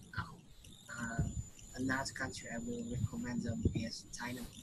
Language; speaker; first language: English; non-native, learner; Vietnamese